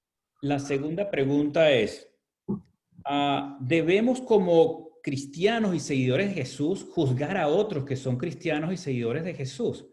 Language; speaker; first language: Spanish; native; Spanish